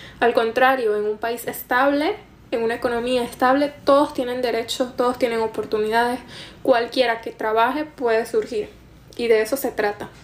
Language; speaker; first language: Spanish; native; Spanish